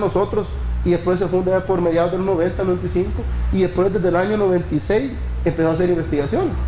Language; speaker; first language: Spanish; native; Spanish